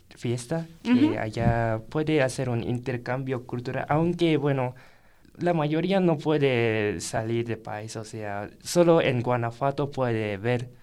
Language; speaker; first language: Spanish; non-native, fluent; Japanese